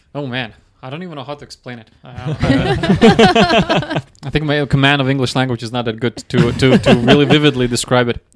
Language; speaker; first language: English; non-native, fluent; Croatian